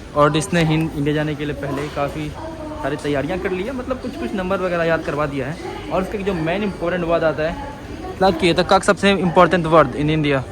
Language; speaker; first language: Hindi; native; Hindi